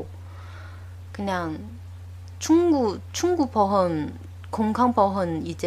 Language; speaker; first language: Korean; non-native, learner; Chinese